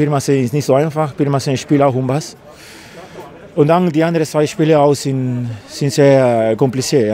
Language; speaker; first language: German; non-native, fluent; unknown